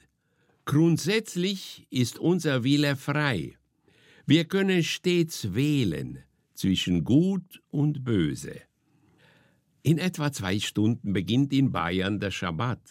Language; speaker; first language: German; native; German